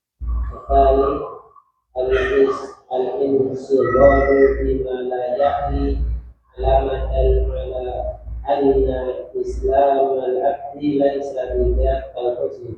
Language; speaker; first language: Arabic; non-native, learner; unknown